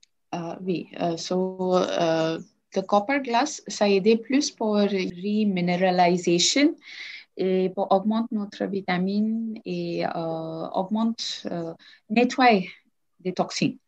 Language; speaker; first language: French; non-native, learner; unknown